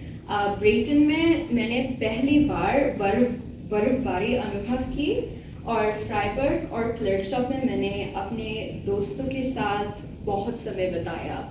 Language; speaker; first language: Hindi; non-native, learner; Bangla